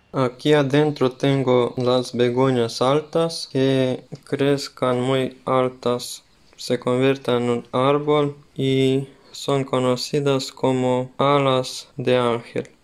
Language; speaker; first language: Spanish; non-native, learner; Serbian